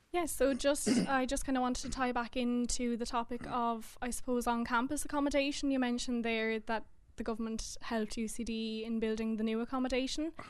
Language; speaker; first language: English; native; English